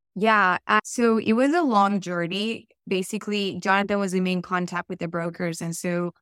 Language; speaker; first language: English; non-native, fluent; Spanish